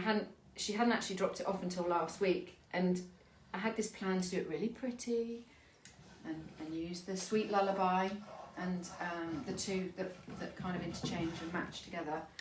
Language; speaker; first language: English; native; English